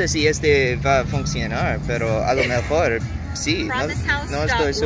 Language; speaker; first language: Spanish; non-native, learner; English